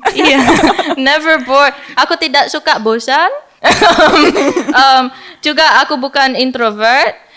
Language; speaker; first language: Indonesian; early bilingual, heritage; English